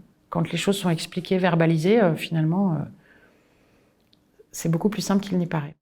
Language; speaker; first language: French; native; French